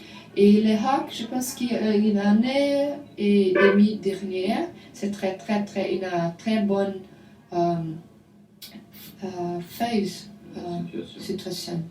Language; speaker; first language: French; non-native, learner; Portuguese